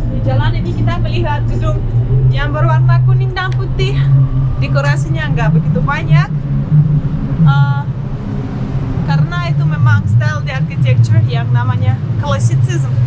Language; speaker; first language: Indonesian; non-native, fluent; Russian